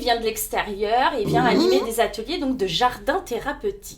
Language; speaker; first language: French; native; French